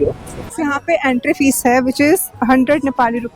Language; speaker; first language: Hindi; native; Hindi